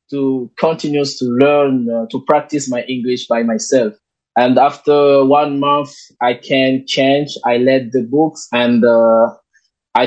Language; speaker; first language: English; non-native, learner; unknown